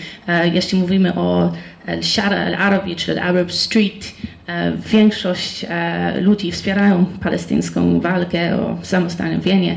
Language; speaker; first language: Polish; non-native, fluent; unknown